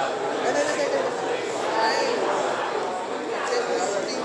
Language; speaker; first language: Vietnamese; native; Vietnamese